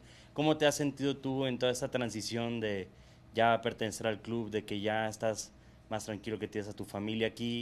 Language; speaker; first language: Spanish; native; Spanish